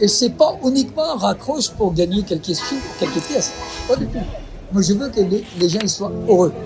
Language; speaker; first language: French; non-native, fluent; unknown